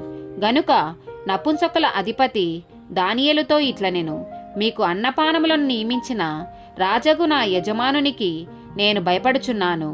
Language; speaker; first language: Telugu; native; Telugu